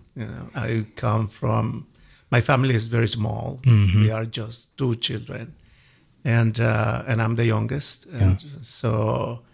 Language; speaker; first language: English; non-native, fluent; Spanish